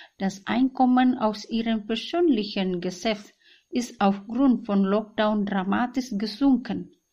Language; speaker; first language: German; non-native, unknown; Indonesian